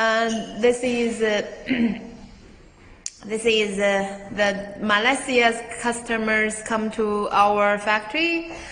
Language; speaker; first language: English; non-native, learner; Chinese